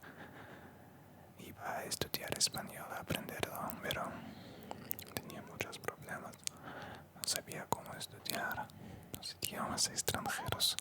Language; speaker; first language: Spanish; non-native, learner; Russian